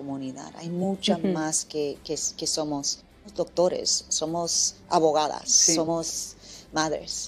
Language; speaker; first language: Spanish; non-native, fluent; English